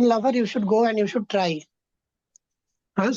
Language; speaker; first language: English; non-native, fluent; Bangla